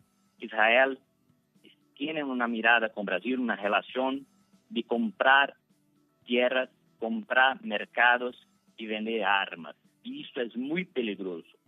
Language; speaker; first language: Spanish; non-native, fluent; Portuguese